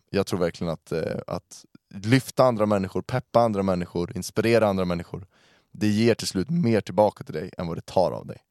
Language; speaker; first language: Swedish; native; Swedish